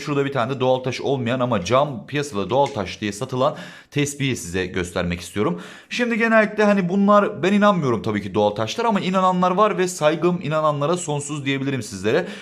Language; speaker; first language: Turkish; native; Turkish